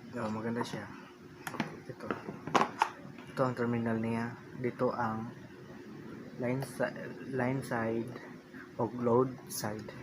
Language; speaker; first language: Filipino; non-native, local second language; Cebuano